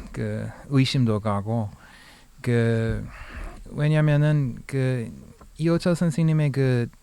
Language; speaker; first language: Korean; non-native, fluent; English